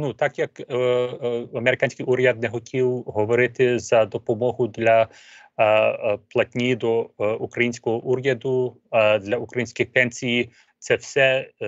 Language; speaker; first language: Ukrainian; early bilingual, heritage; Ukrainian